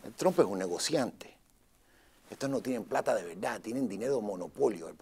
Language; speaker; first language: Spanish; native; Spanish